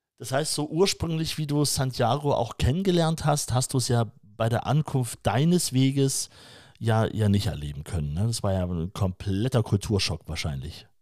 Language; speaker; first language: German; native; German